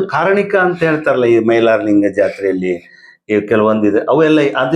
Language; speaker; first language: Kannada; native; Kannada